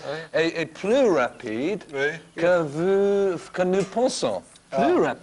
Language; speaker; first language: French; non-native, learner; English